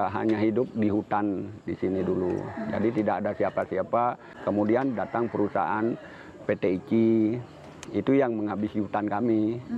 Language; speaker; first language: Indonesian; native; Indonesian